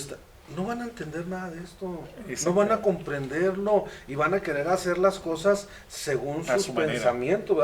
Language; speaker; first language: Spanish; native; Spanish